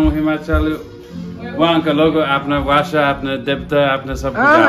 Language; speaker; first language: Hindi; non-native, learner; English